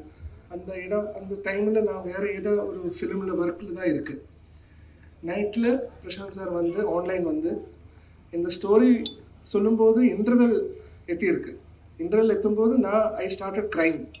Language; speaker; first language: Tamil; non-native, learner; Malayalam